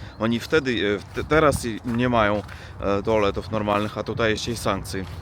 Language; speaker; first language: Polish; non-native, learner; Russian